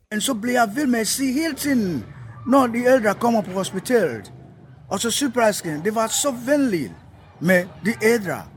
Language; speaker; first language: Danish; non-native, fluent; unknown